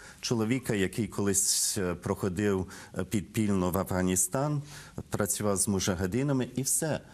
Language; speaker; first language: Ukrainian; early bilingual, heritage; Ukrainian